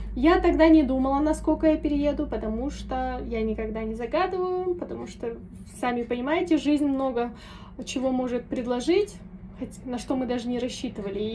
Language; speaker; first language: Russian; native; Russian